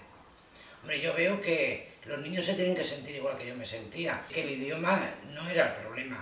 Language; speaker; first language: Spanish; native; Spanish